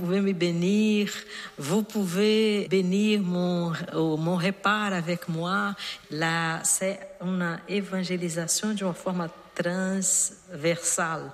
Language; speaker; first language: French; non-native, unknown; Portuguese